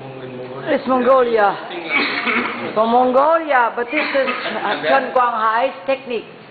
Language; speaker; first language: English; non-native, learner; Vietnamese